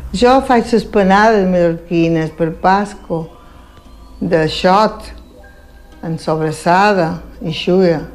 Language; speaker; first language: Catalan; early bilingual, heritage; Catalan